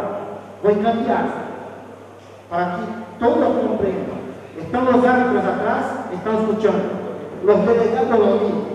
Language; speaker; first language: Spanish; non-native, fluent; Portuguese